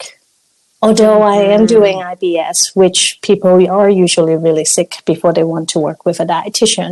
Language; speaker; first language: English; non-native, local second language; Cantonese